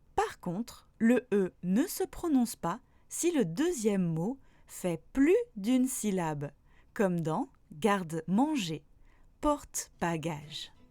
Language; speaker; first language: French; native; French